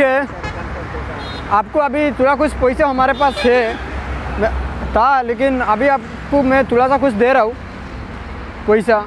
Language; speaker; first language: Hindi; non-native, local second language; Bangla